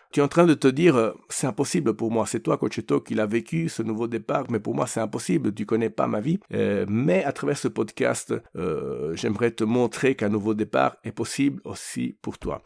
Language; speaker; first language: French; non-native, fluent; Italian